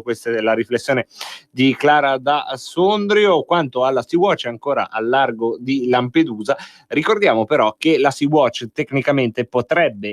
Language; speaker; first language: Italian; native; Italian